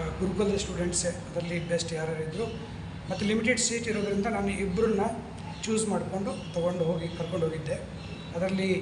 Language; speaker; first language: Kannada; non-native, local second language; Hindi